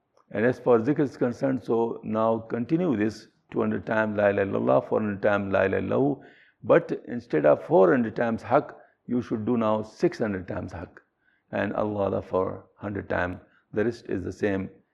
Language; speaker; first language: English; non-native, local second language; Pashto